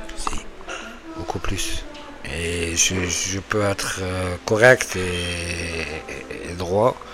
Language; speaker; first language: French; non-native, local second language; Arabic